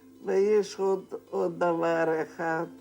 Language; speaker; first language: Hebrew; non-native, fluent; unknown